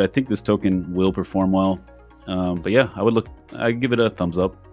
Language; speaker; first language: English; native; English